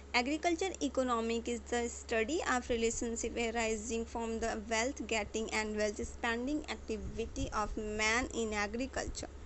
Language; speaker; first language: Hindi; native; Hindi